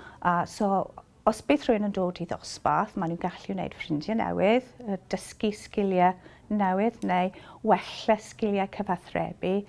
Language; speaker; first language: Welsh; non-native, local second language; English